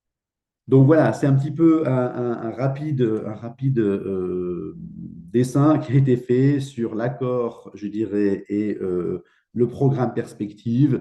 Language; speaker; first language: French; native; French